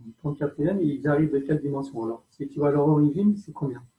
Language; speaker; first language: French; native; French